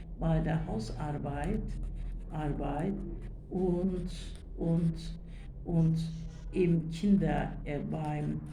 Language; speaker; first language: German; non-native, learner; Turkish